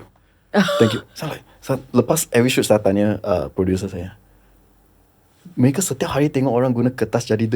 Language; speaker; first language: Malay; non-native, local second language; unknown